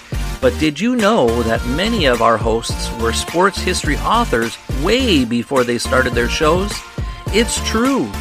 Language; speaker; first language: English; native; English